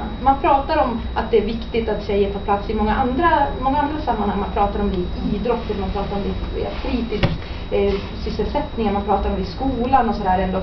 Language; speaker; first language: Swedish; native; Swedish